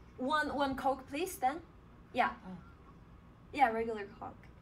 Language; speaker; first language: English; non-native, learner; Korean